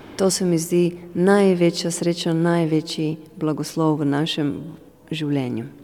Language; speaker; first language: Slovenian; non-native, fluent; Romanian